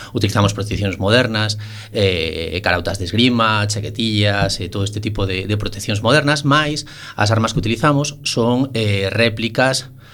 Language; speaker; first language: Galician; non-native, local second language; Spanish